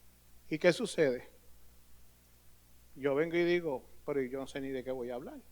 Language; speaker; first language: Spanish; native; Spanish